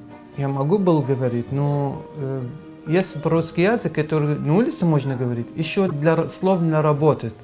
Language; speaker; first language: Russian; non-native, learner; Arabic